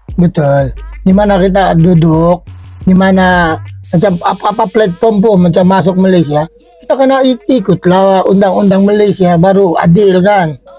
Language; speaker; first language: Malay; non-native, fluent; Filipino